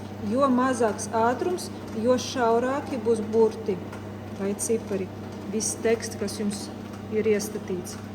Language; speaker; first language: Latvian; native; Latvian